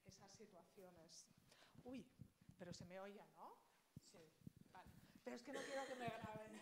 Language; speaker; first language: Spanish; native; Spanish